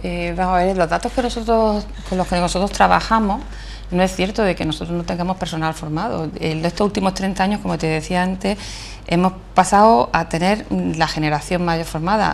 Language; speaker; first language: Spanish; native; Spanish